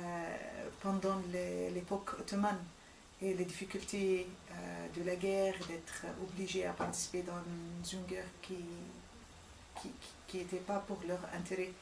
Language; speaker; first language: French; non-native, fluent; Arabic